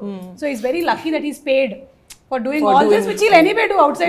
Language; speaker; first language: Telugu; native; Telugu